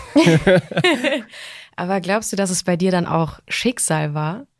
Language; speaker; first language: German; native; German